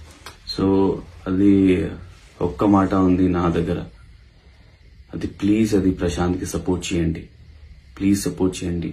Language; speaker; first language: Telugu; non-native, learner; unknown